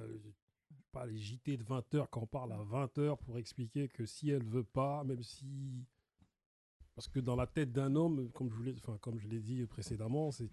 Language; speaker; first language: French; native; French